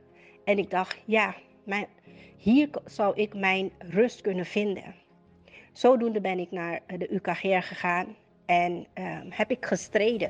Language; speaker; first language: Dutch; native; Dutch